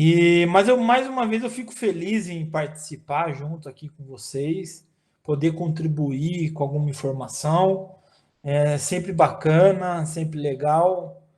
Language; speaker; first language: Portuguese; native; Portuguese